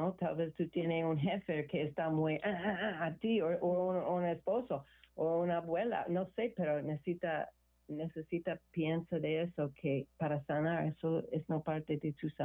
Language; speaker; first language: Spanish; non-native, learner; English